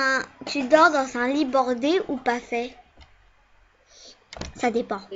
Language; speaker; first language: French; early bilingual, other home language; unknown